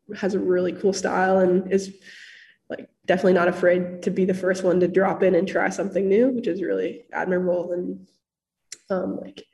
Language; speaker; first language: English; native; English